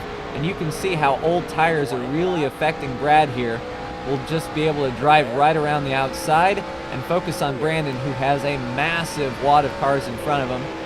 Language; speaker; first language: English; native; English